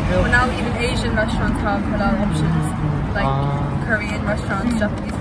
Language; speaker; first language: English; early bilingual, other home language; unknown